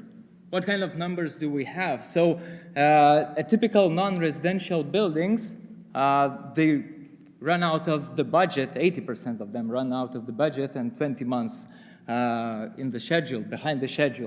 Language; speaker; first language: English; non-native, fluent; Lithuanian